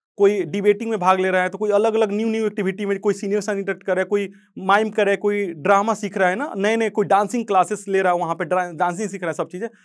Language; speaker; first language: Hindi; native; Hindi